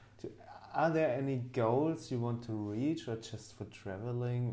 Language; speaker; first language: English; non-native, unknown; German